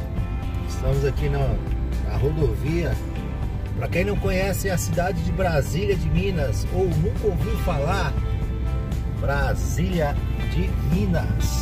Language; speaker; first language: Portuguese; native; Portuguese